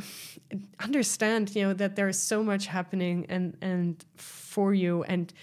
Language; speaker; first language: English; non-native, fluent; Dutch